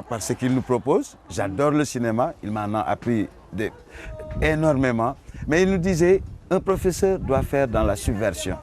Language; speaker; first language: French; non-native, local second language; Wolof